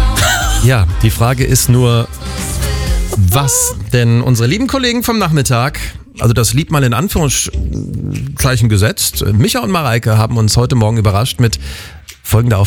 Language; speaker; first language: German; native; German